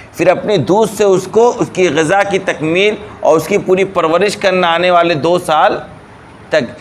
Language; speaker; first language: Urdu; native; Urdu